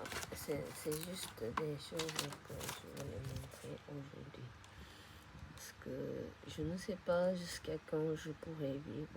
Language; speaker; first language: French; non-native, fluent; Japanese